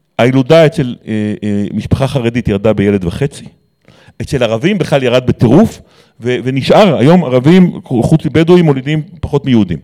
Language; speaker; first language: Hebrew; native; Hebrew